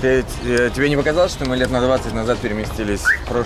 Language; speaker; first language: Russian; native; Russian